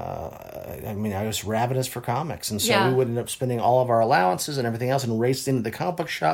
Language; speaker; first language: English; native; English